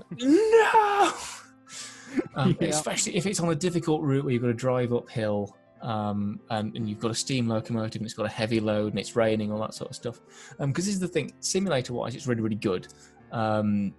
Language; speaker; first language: English; native; English